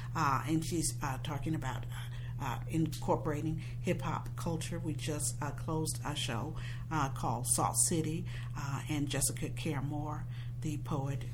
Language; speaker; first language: English; native; English